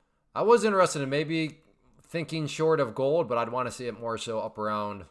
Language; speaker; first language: English; native; English